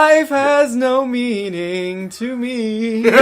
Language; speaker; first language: English; native; English